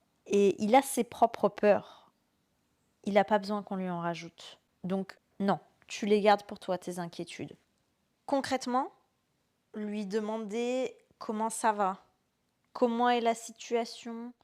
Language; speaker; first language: French; native; French